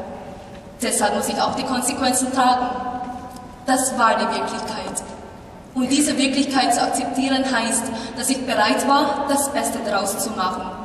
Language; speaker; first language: German; non-native, fluent; Filipino